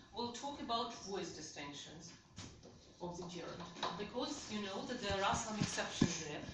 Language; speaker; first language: English; non-native, fluent; Ukrainian